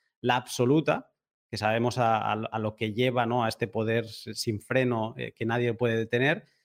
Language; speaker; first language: Spanish; native; Spanish